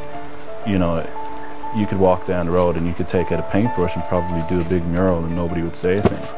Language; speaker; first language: English; native; English